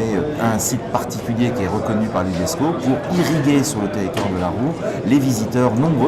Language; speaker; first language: French; native; French